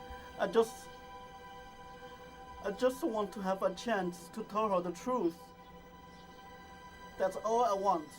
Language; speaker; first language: English; non-native, learner; Chinese